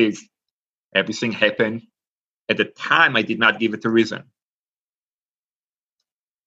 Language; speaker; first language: English; non-native, fluent; Hebrew